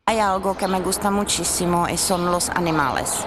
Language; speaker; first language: Spanish; non-native, learner; Czech